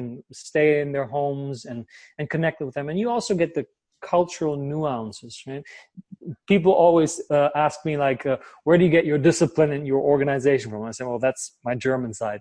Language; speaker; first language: English; non-native, fluent; German